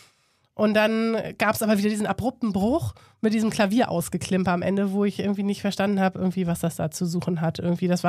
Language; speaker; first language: German; native; German